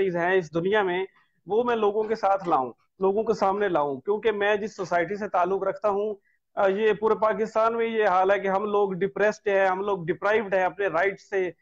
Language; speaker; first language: Urdu; non-native, local second language; Punjabi